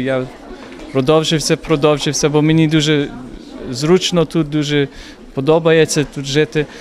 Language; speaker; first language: Ukrainian; non-native, learner; English